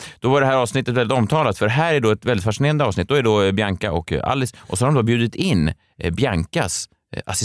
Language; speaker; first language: Swedish; native; Swedish